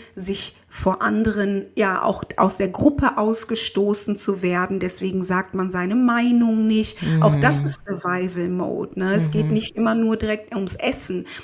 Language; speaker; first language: German; native; German